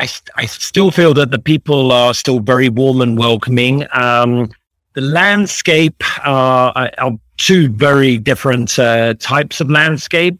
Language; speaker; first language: English; native; English